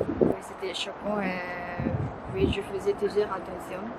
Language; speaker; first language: French; non-native, fluent; Japanese